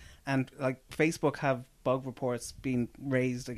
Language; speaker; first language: English; native; English